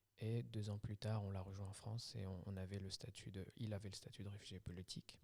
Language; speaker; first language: French; early bilingual, other home language; Kabyle